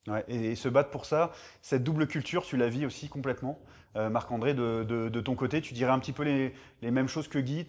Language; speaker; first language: French; native; French